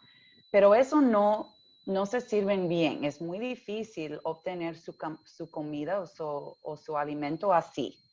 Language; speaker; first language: Spanish; early bilingual, heritage; English